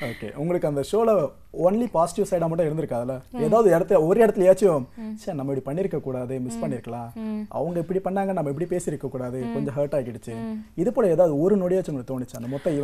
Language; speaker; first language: Tamil; native; Tamil